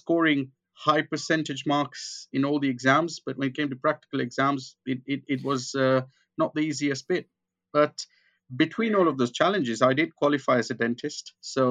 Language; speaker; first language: English; non-native, local second language; Gujarati